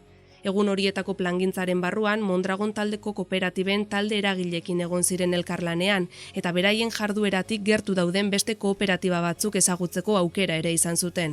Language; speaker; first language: Basque; native; Basque